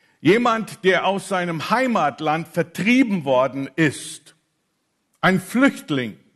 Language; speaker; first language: German; non-native, fluent; English